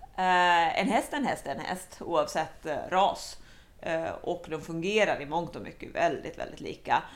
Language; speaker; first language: Swedish; native; Swedish